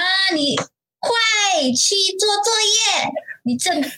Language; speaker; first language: Chinese; non-native, learner; English